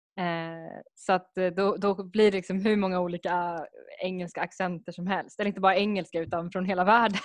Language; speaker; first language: Swedish; native; Swedish